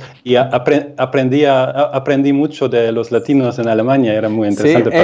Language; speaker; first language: Spanish; non-native, fluent; German